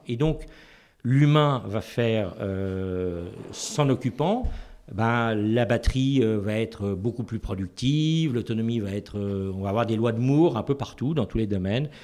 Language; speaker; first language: French; native; French